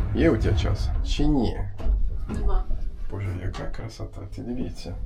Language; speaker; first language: Russian; non-native, learner; Turkish